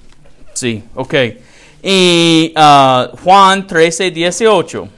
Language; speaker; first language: Spanish; non-native, learner; English